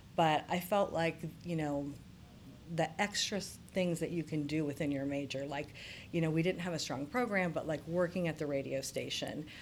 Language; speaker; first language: English; native; English